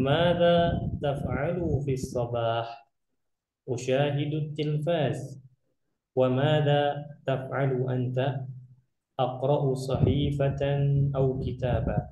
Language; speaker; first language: Arabic; non-native, fluent; Indonesian